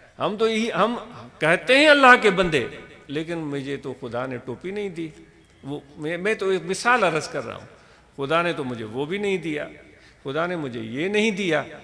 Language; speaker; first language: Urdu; non-native, local second language; Sindhi